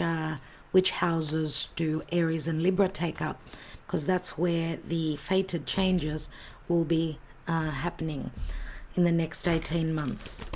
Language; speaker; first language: English; native; English